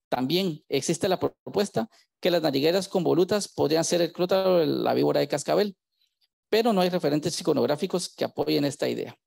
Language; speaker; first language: Spanish; native; Spanish